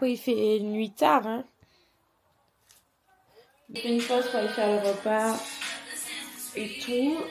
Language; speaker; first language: French; native; French